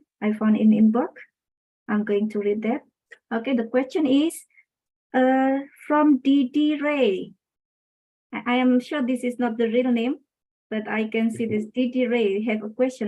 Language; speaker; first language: English; non-native, local second language; Indonesian